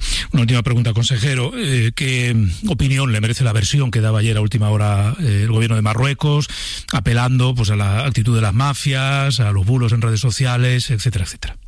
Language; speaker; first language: Spanish; native; Spanish